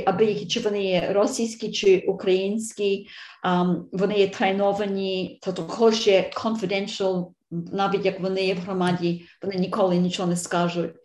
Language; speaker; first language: Ukrainian; early bilingual, heritage; Ukrainian